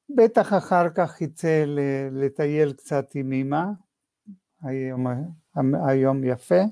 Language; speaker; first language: Hebrew; non-native, fluent; Spanish